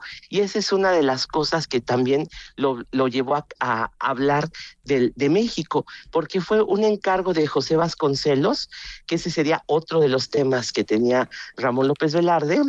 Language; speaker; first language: Spanish; native; Spanish